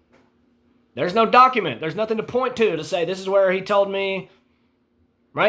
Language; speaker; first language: English; native; English